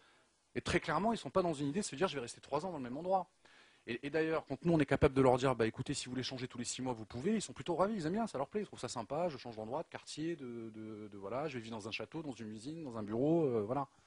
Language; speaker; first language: French; native; French